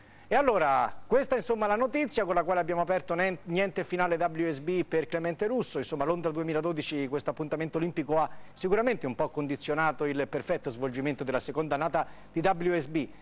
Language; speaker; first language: Italian; native; Italian